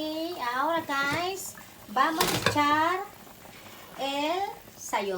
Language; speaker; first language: Spanish; non-native, learner; Filipino